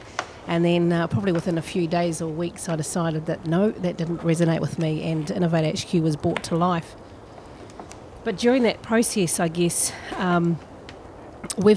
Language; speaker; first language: English; native; English